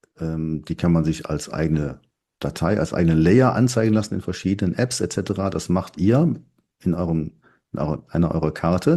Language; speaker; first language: German; native; German